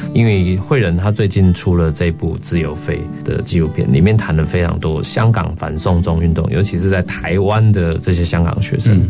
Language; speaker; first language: Chinese; native; Chinese